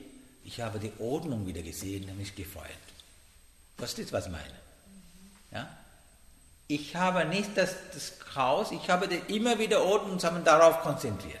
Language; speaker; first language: German; non-native, fluent; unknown